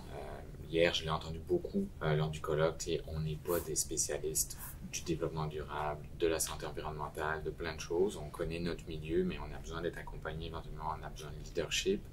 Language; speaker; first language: French; native; French